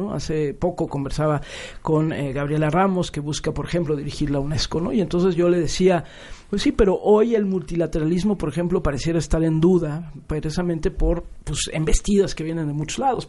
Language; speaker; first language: Spanish; native; Spanish